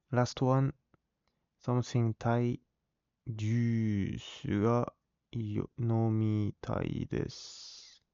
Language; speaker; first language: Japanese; non-native, learner; English